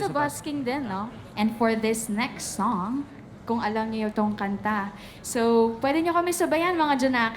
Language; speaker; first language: Filipino; native; Filipino